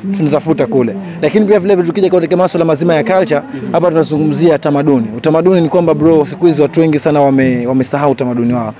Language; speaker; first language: Swahili; native; Swahili